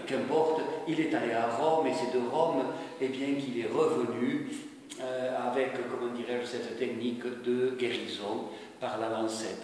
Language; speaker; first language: French; native; French